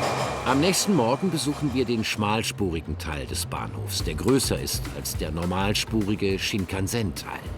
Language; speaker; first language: German; native; German